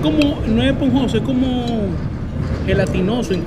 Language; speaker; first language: Spanish; native; Spanish